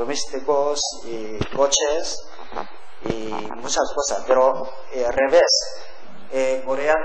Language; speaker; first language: Spanish; non-native, learner; Korean